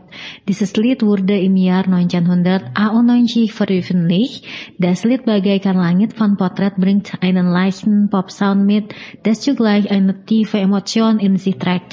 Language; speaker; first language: German; non-native, fluent; Indonesian